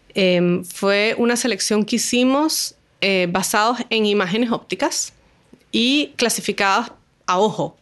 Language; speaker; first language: Spanish; native; Spanish